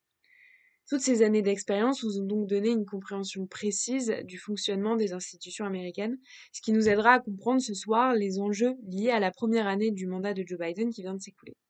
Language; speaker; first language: French; native; French